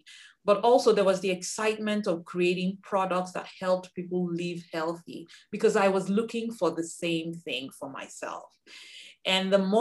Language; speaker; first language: English; non-native, local second language; Igbo